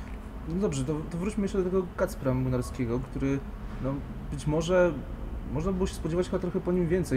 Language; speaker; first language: Polish; native; Polish